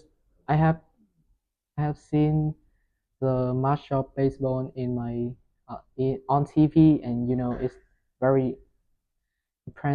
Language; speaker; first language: English; non-native, learner; Vietnamese